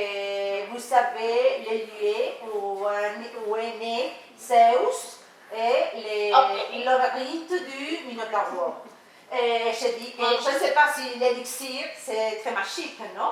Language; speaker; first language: French; non-native, learner; Spanish